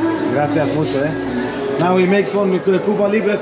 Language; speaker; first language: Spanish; non-native, learner; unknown